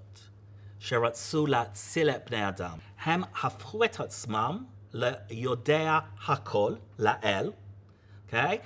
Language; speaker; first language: Hebrew; non-native, fluent; English